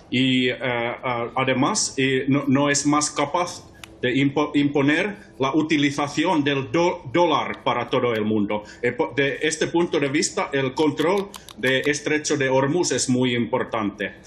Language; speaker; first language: Spanish; non-native, fluent; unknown